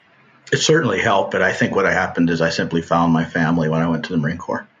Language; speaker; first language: English; native; English